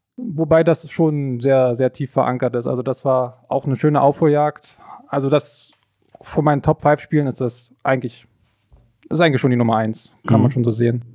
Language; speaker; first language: German; native; German